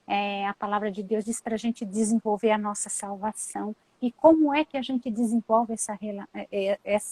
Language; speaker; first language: Portuguese; native; Portuguese